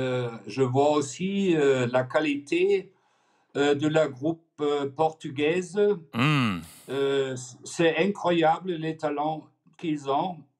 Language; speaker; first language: French; non-native, fluent; German